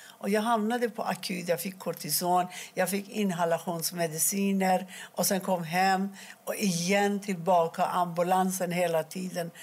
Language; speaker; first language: Swedish; non-native, fluent; Persian